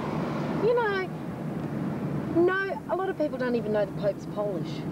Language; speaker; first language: English; native; English